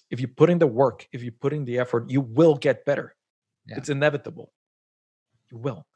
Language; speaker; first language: English; non-native, fluent; Spanish